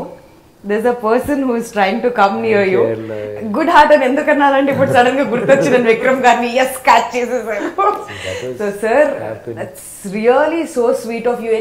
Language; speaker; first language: Telugu; native; Telugu